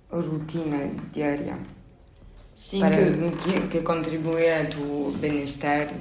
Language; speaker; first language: Portuguese; non-native, learner; Spanish